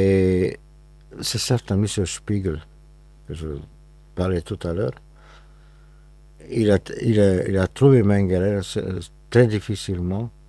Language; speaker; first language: French; non-native, fluent; Hungarian